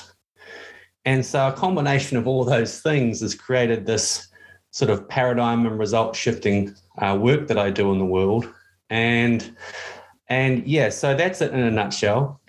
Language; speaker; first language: English; native; English